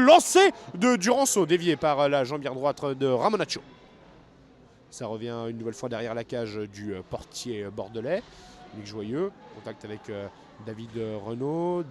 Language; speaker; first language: French; native; French